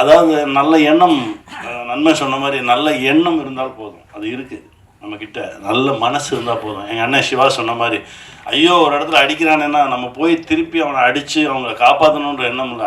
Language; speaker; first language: Tamil; native; Tamil